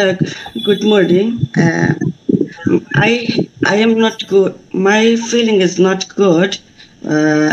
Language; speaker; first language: English; non-native, learner; Bangla